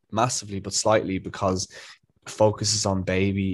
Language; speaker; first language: English; native; English